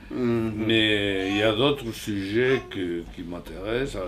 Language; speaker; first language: French; non-native, fluent; Spanish